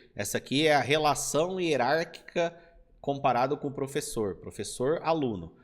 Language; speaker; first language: Portuguese; native; Portuguese